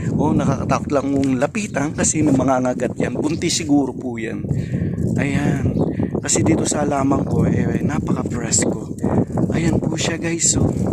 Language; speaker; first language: Filipino; non-native, local second language; Cebuano